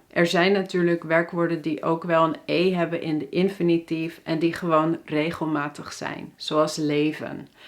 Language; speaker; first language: Dutch; native; Dutch